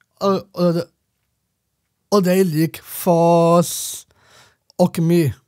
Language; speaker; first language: Swedish; non-native, learner; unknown